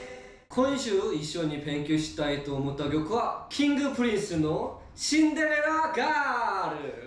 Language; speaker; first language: Japanese; non-native, learner; Korean